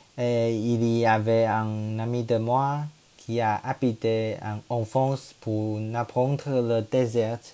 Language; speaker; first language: French; non-native, learner; Chinese